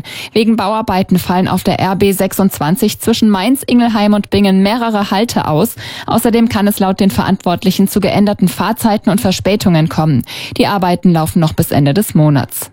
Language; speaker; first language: German; native; German